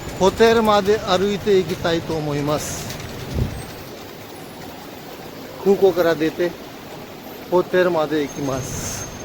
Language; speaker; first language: Japanese; non-native, fluent; Urdu